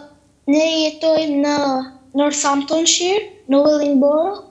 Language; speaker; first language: Albanian; early bilingual, heritage; Albanian